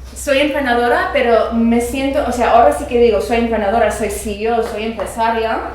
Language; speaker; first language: Spanish; early bilingual, other home language; English